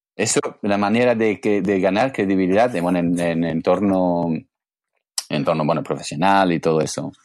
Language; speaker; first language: Spanish; non-native, learner; English